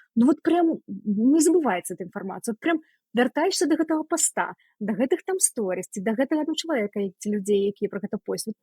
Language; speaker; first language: Belarusian; non-native, local second language; Russian